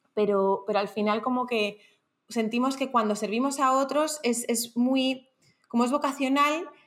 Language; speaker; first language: Spanish; native; Spanish